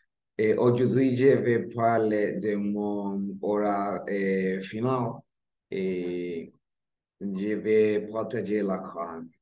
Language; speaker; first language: French; non-native, learner; Spanish